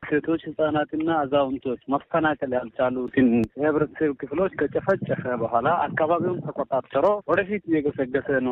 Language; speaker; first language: Amharic; non-native, local second language; Afar